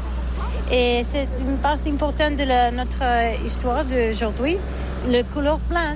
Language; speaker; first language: French; non-native, learner; Catalan